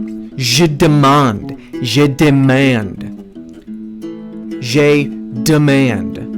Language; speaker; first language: French; non-native, learner; English